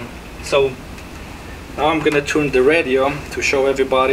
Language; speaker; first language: English; non-native, fluent; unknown